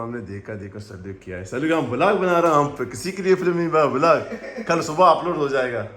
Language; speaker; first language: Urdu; non-native, learner; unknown